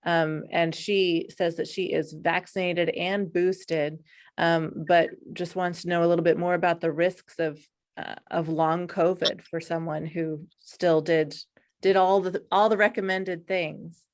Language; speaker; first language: English; native; English